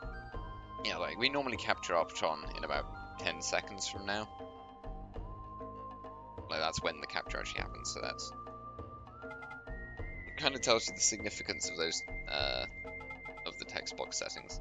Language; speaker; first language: English; native; English